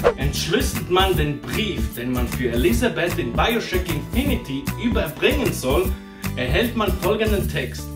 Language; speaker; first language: German; early bilingual, other home language; Portuguese